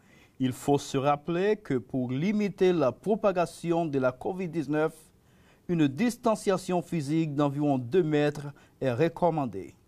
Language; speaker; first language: French; non-native, fluent; Spanish